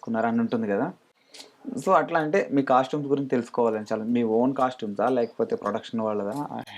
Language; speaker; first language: Telugu; native; Telugu